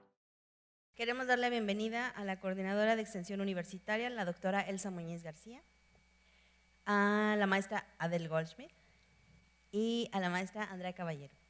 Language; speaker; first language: Spanish; native; Spanish